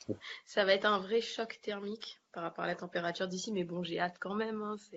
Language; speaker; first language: French; native; French